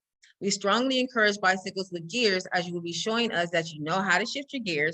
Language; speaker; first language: English; native; English